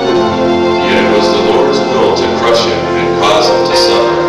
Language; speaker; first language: English; native; English